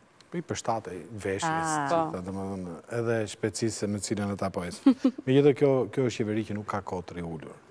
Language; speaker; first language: Albanian; native; Albanian